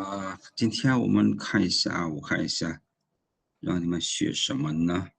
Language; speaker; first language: Chinese; non-native, fluent; Lao